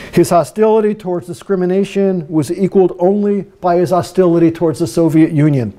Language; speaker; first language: English; native; English